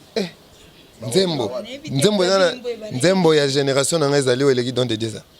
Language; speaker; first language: Lingala; native; Lingala